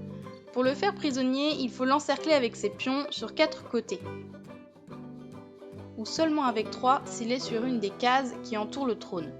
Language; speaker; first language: French; native; French